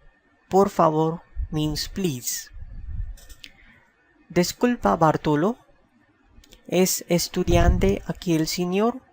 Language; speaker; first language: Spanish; non-native, fluent; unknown